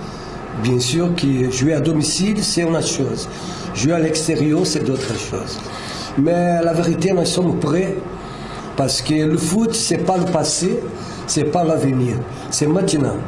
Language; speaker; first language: French; non-native, fluent; Portuguese